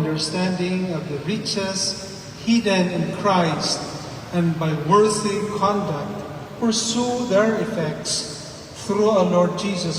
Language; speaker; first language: English; non-native, local second language; Filipino